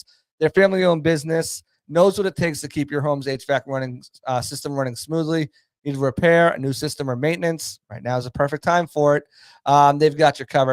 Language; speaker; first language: English; native; English